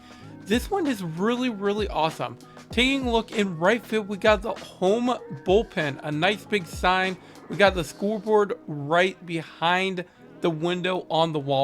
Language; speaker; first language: English; native; English